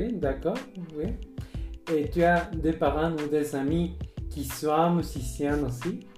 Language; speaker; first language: French; non-native, learner; Spanish